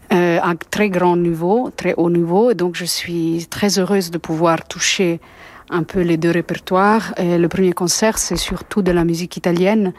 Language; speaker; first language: French; non-native, fluent; Italian